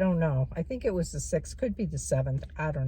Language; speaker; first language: English; native; English